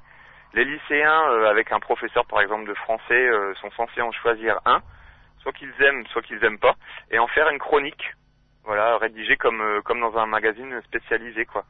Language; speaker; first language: French; native; French